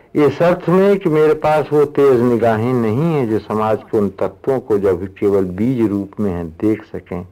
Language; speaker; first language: Hindi; native; Hindi